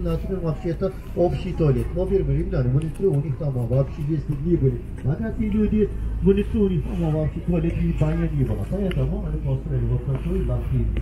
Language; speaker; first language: Russian; non-native, learner; Turkish